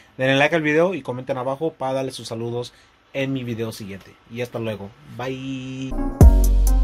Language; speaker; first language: Spanish; early bilingual, heritage; Spanish